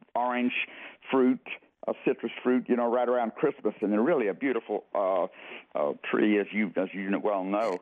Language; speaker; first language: English; native; English